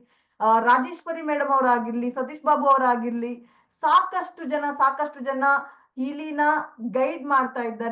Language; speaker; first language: Kannada; native; Kannada